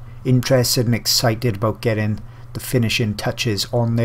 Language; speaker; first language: English; native; English